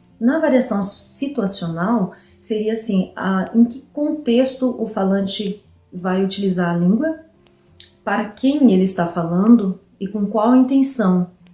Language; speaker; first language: Portuguese; native; Portuguese